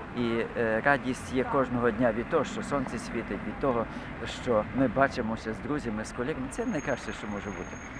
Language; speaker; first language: Ukrainian; native; Ukrainian